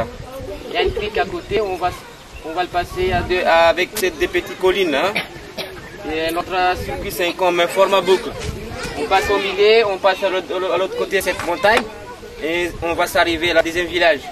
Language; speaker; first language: French; non-native, local second language; Malagasy